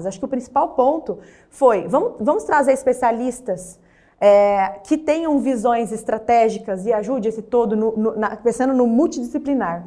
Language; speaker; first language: Portuguese; native; Portuguese